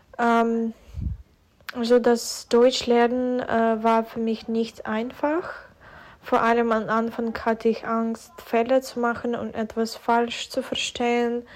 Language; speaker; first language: German; non-native, fluent; Ukrainian